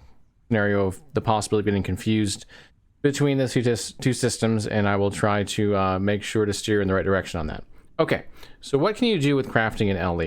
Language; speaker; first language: English; native; English